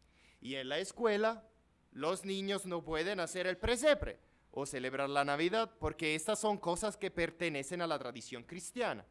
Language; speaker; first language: Spanish; non-native, fluent; Italian